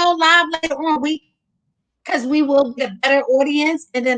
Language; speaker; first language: English; native; English